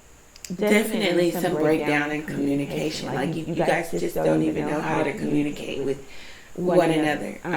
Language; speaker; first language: English; native; English